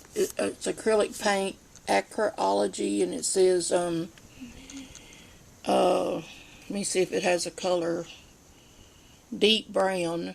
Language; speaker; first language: English; native; English